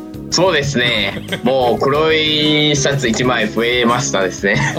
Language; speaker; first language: Japanese; non-native, fluent; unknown